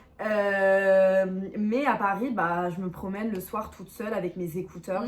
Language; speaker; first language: French; non-native, local second language; Arabic